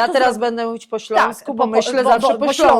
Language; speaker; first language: Polish; native; Polish